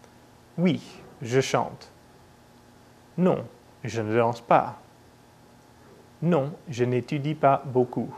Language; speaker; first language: French; non-native, fluent; English